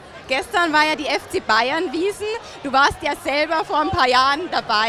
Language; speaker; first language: German; native; German